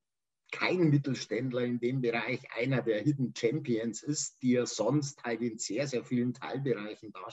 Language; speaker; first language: German; native; German